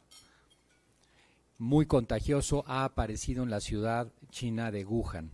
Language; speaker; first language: Spanish; native; Spanish